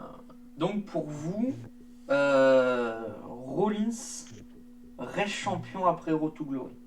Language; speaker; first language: French; native; French